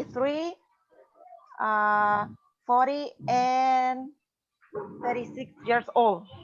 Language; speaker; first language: English; non-native, learner; Spanish